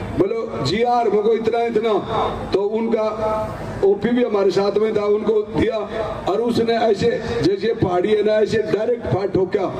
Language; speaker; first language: Hindi; native; Hindi